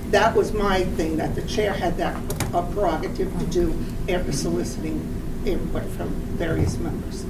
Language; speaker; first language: English; native; English